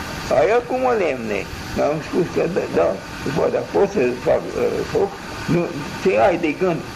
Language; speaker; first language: Romanian; non-native, local second language; German